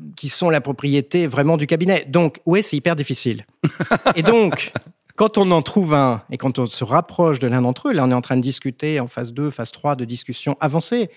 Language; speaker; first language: French; native; French